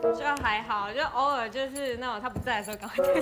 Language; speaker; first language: Chinese; native; Chinese